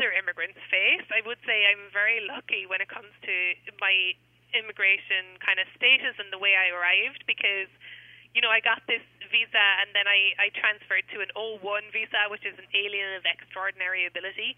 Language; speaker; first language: English; native; English